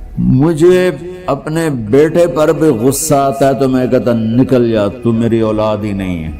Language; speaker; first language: Urdu; non-native, local second language; Punjabi